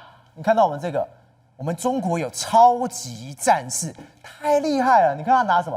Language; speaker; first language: Chinese; native; Chinese